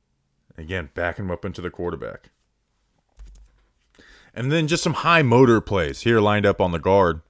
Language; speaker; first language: English; native; English